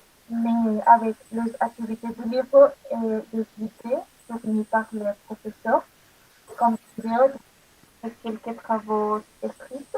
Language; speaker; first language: French; non-native, learner; Spanish